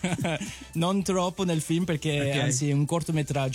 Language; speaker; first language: Italian; native; Italian